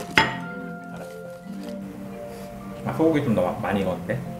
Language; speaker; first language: Korean; native; Korean